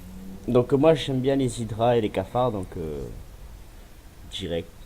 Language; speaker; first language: French; native; French